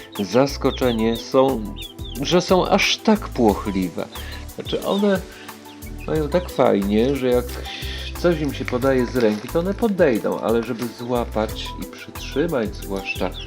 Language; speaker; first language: Polish; native; Polish